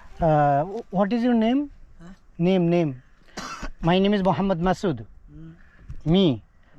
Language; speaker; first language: English; non-native, learner; Bangla